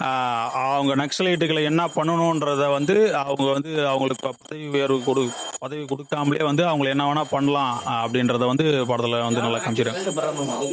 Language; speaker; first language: Tamil; native; Tamil